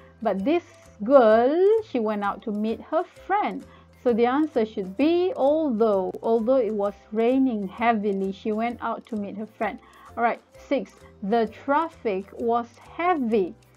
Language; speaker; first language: English; non-native, local second language; Malay